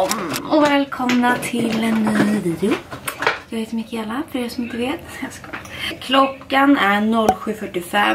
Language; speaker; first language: Swedish; native; Swedish